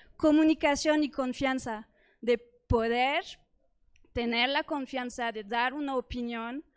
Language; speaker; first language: Spanish; non-native, fluent; French